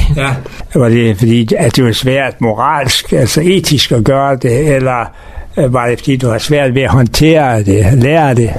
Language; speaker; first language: Danish; native; Danish